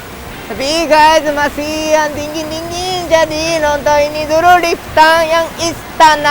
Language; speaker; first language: Indonesian; non-native, fluent; Japanese